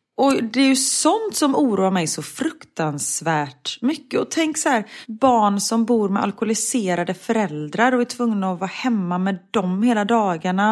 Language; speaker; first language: Swedish; native; Swedish